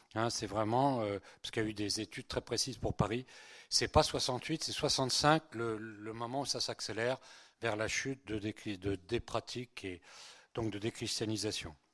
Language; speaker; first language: French; early bilingual, other home language; Spanish